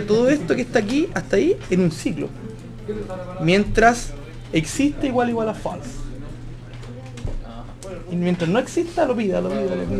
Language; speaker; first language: Spanish; native; Spanish